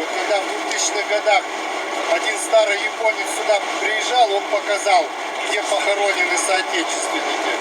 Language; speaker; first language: Russian; native; Russian